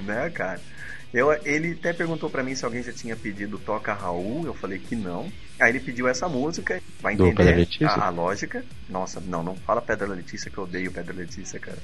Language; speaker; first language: Portuguese; native; Portuguese